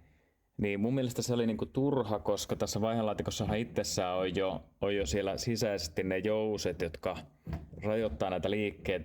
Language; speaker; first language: Finnish; native; Finnish